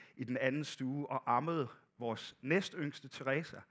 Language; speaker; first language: Danish; native; Danish